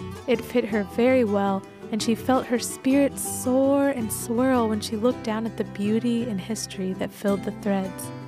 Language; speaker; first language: English; native; English